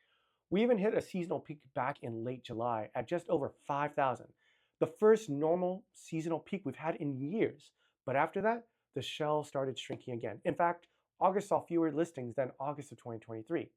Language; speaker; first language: English; native; English